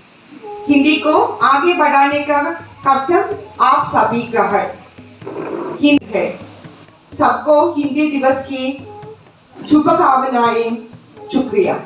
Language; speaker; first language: Hindi; non-native, local second language; Malayalam